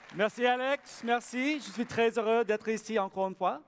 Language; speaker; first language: French; non-native, learner; English